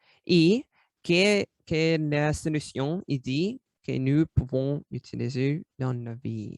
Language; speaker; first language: French; non-native, learner; Russian